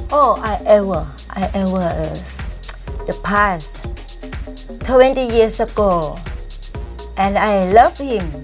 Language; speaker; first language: English; non-native, learner; Thai